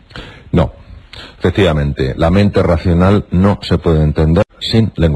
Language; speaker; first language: Spanish; native; Spanish